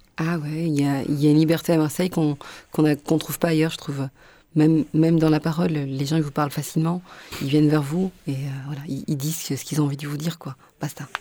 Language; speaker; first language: French; native; French